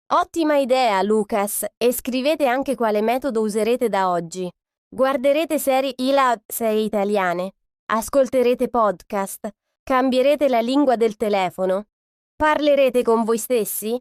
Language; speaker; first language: Italian; non-native, fluent; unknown